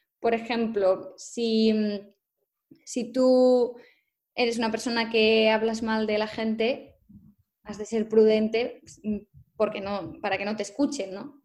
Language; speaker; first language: Spanish; native; Spanish